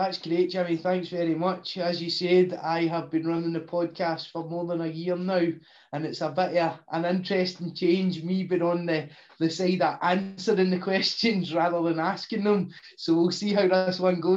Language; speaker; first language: English; native; English